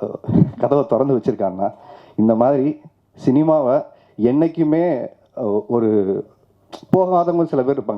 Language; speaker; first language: Tamil; native; Tamil